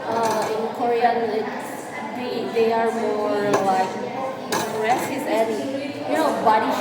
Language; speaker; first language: English; non-native, learner; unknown